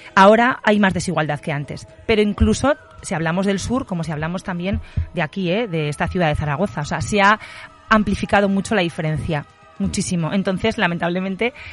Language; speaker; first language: Spanish; native; Spanish